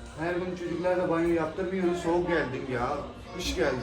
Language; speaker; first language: Turkish; non-native, learner; Urdu